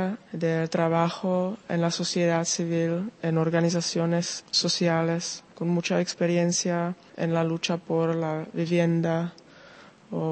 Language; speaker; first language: Spanish; non-native, fluent; Czech